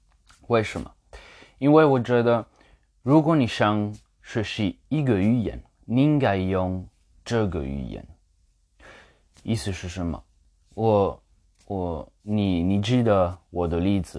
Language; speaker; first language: Chinese; non-native, learner; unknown